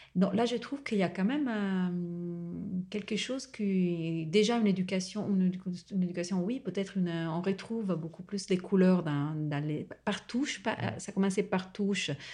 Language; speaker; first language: French; non-native, fluent; Italian